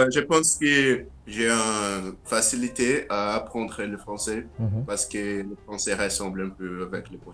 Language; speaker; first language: French; non-native, learner; Portuguese